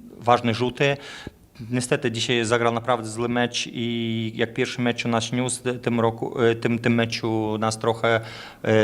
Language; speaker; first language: Polish; non-native, fluent; Lithuanian